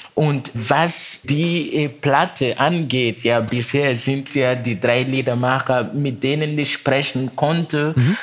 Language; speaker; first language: German; non-native, fluent; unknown